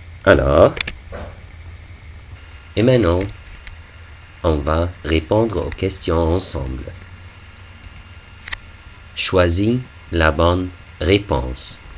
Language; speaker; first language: French; non-native, fluent; Arabic